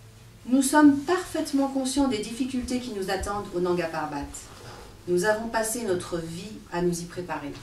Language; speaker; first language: French; native; French